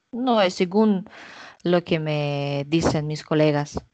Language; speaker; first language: Spanish; non-native, fluent; Russian